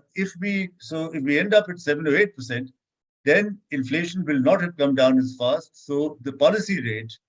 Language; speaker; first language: English; non-native, local second language; Urdu